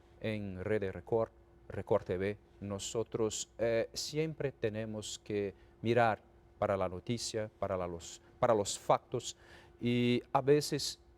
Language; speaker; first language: Spanish; non-native, fluent; Portuguese